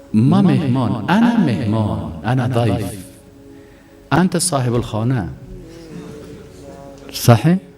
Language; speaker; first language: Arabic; non-native, learner; Persian